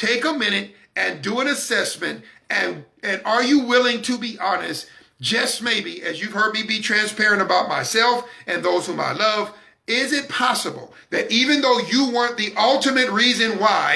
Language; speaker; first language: English; native; English